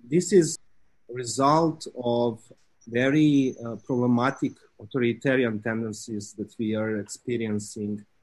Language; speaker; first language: English; non-native, fluent; Serbian